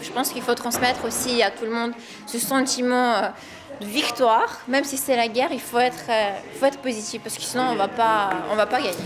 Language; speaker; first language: French; non-native, fluent; Ukrainian